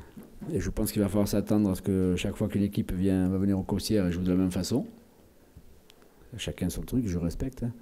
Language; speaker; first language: French; native; French